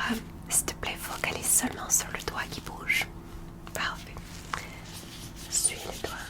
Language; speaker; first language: French; non-native, learner; English